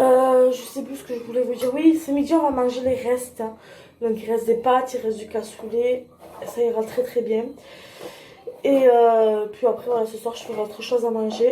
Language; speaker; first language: French; native; French